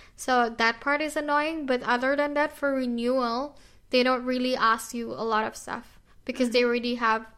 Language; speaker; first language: English; non-native, fluent; Indonesian